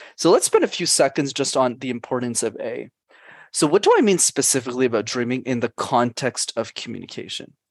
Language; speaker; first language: English; native; English